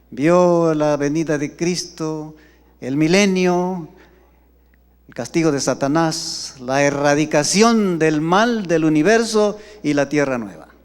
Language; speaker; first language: Spanish; native; Spanish